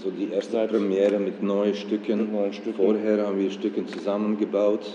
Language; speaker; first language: German; non-native, fluent; Dutch